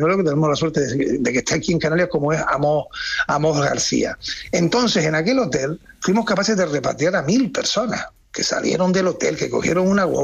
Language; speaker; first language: Spanish; native; Spanish